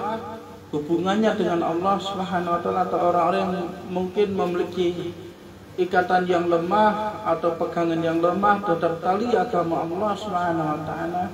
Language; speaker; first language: Indonesian; native; Indonesian